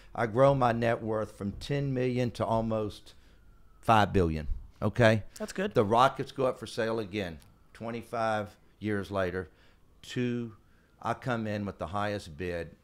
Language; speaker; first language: English; native; English